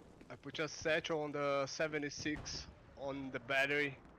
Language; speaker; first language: English; non-native, fluent; Portuguese